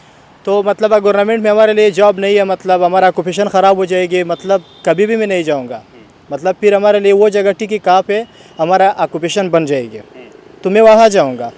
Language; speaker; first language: Hindi; non-native, fluent; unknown